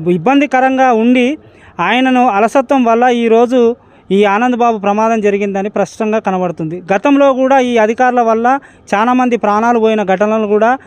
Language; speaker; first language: Telugu; native; Telugu